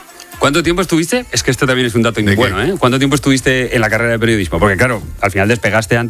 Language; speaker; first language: Spanish; native; Spanish